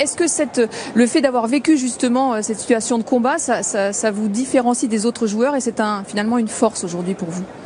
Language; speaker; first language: French; native; French